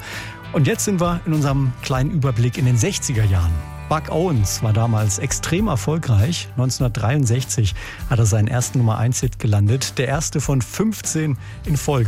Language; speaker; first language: German; native; German